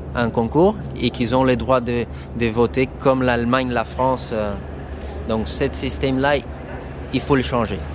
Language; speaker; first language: French; non-native, fluent; Portuguese